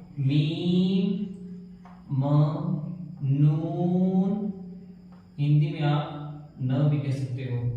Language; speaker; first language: Hindi; native; Hindi